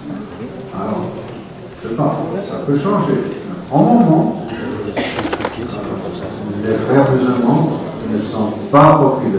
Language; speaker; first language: French; non-native, fluent; English